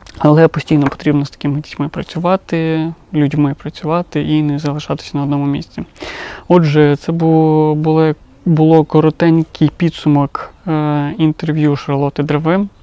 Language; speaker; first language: Ukrainian; non-native, local second language; Russian